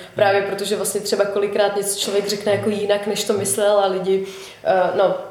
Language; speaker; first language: Czech; non-native, local second language; Russian